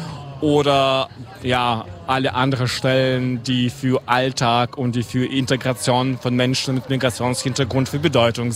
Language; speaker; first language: German; non-native, fluent; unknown